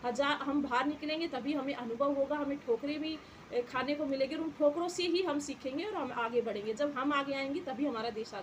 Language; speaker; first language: Hindi; native; Hindi